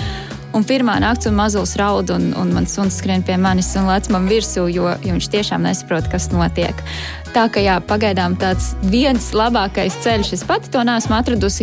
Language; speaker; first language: Latvian; native; Latvian